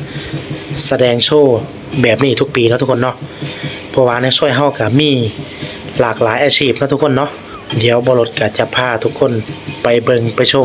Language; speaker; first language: Thai; non-native, local second language; Lao